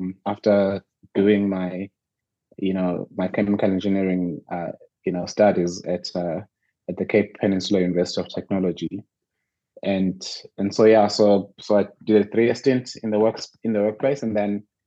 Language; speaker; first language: English; non-native, local second language; Zulu